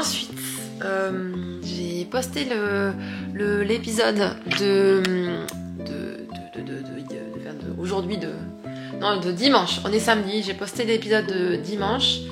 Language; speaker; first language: French; native; French